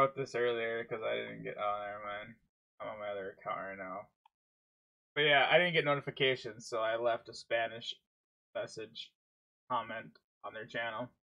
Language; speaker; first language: English; native; English